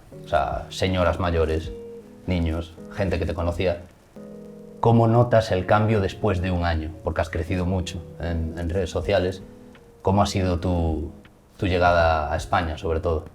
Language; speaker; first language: Spanish; native; Spanish